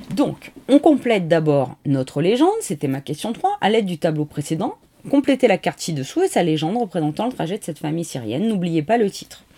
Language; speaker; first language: French; native; French